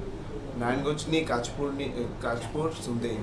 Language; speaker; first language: Japanese; non-native, learner; Bangla